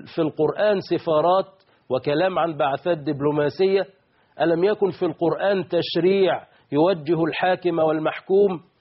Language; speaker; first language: Arabic; native; Arabic